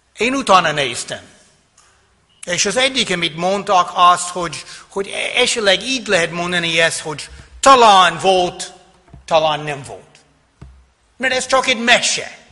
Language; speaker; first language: Hungarian; non-native, fluent; English